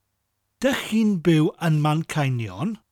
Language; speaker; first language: Welsh; non-native, fluent; English